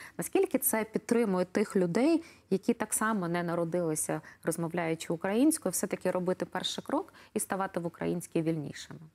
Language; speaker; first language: Ukrainian; native; Ukrainian